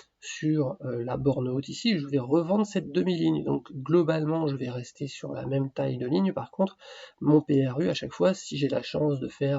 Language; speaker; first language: French; native; French